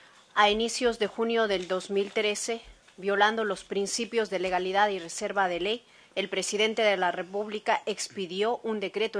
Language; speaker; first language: Spanish; native; Spanish